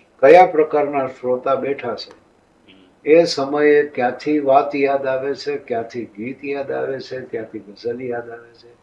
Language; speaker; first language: Gujarati; native; Gujarati